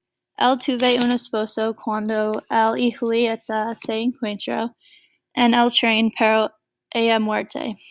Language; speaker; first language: Spanish; non-native, learner; English